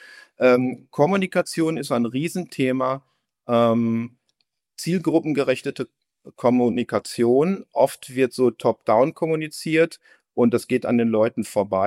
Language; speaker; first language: German; native; German